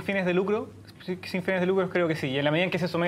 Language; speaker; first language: Spanish; native; Spanish